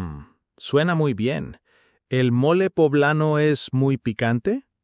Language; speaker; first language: Spanish; non-native, fluent; English